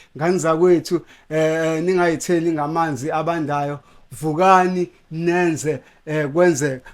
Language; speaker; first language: Zulu; native; Zulu